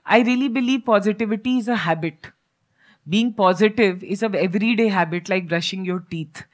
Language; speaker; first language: Hindi; native; Hindi